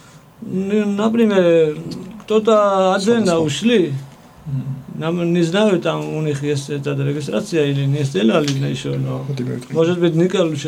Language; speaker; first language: Russian; non-native, fluent; Georgian